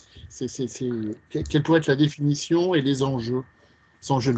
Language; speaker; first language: French; native; French